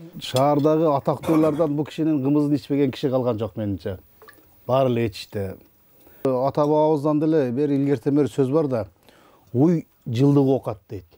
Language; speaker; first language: Kyrgyz; native; Kyrgyz